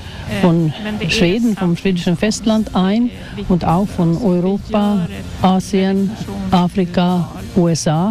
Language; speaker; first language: German; non-native, fluent; Swedish